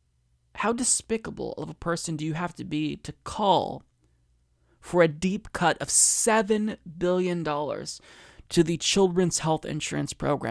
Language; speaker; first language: English; native; English